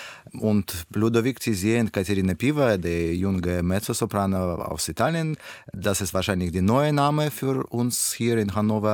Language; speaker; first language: German; non-native, learner; Russian